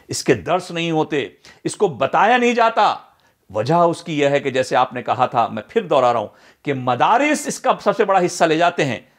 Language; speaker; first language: Urdu; native; Urdu